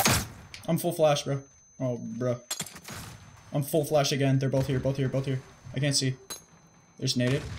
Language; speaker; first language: English; native; English